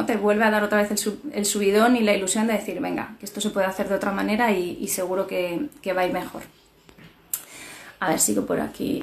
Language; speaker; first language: Spanish; native; Spanish